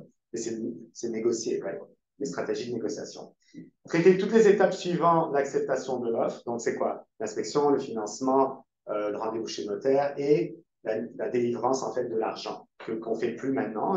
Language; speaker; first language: French; native; French